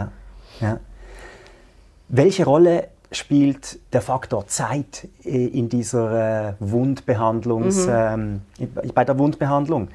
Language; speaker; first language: German; native; German